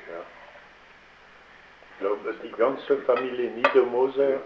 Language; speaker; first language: German; non-native, learner; French